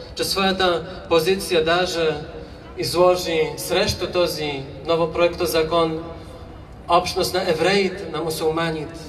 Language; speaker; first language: Bulgarian; non-native, fluent; Polish